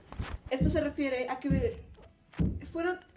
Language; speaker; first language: Spanish; native; Spanish